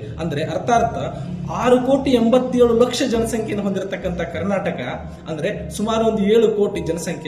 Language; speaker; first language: Kannada; native; Kannada